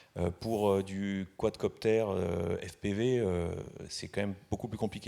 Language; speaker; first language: French; native; French